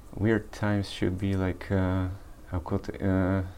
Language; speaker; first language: English; early bilingual, other home language; Polish